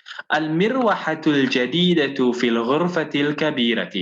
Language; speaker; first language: Arabic; non-native, fluent; English